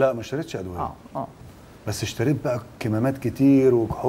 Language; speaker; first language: Arabic; native; Arabic